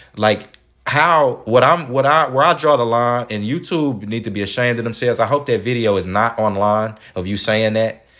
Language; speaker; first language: English; native; English